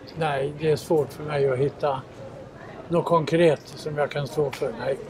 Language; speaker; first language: Swedish; native; Swedish